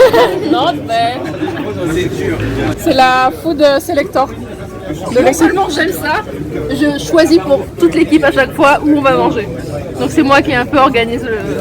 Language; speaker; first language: French; native; French